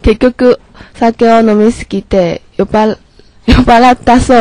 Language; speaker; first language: Japanese; non-native, learner; Chinese